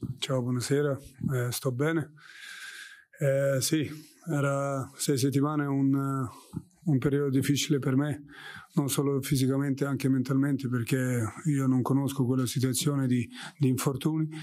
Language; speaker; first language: Italian; non-native, fluent; German